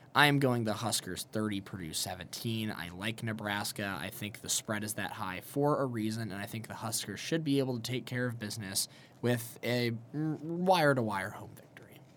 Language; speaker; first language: English; native; English